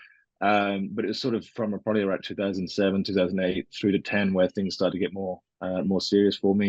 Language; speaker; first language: English; native; English